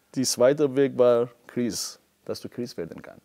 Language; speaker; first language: German; non-native, fluent; Persian